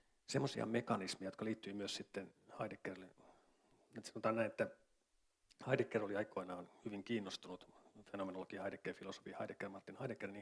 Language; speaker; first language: Finnish; native; Finnish